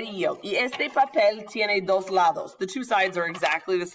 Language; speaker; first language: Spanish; non-native, fluent; English